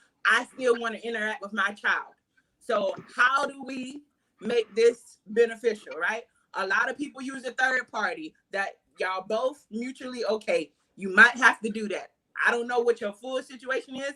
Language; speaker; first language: English; native; English